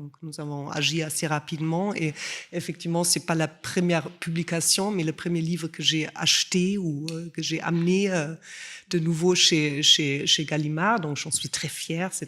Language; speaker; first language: French; non-native, fluent; German